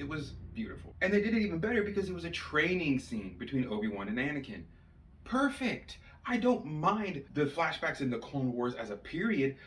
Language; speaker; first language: English; native; English